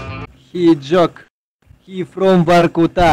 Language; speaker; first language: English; non-native, learner; Russian